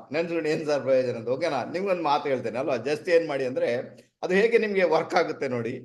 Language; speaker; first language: Kannada; non-native, local second language; Tulu